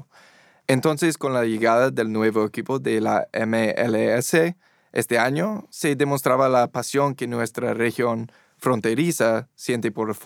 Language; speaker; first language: Spanish; non-native, fluent; English